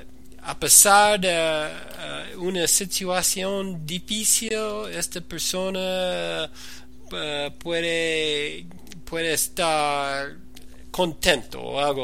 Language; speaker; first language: Spanish; non-native, learner; English